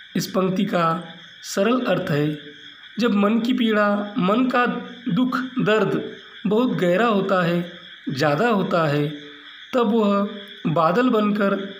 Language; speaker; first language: Hindi; non-native, local second language; Marathi